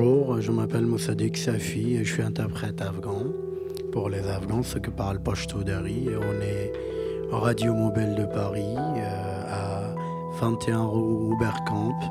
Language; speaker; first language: French; non-native, learner; Pashto